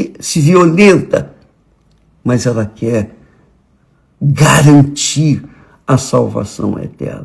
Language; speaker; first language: Portuguese; native; Portuguese